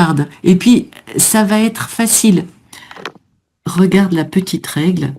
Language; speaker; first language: French; native; French